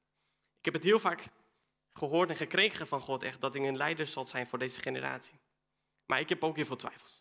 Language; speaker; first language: Dutch; non-native, fluent; Spanish